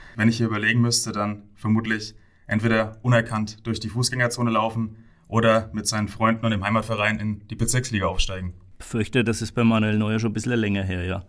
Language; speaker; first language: German; native; German